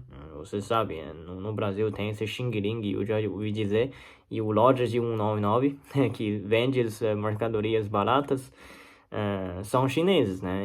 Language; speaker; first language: Portuguese; non-native, learner; Chinese